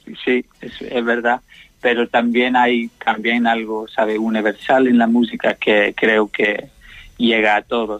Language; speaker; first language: Spanish; non-native, learner; English